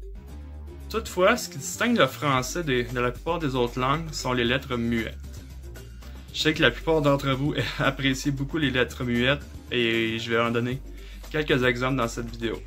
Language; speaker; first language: French; native; French